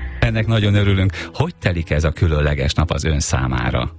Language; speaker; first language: Hungarian; native; Hungarian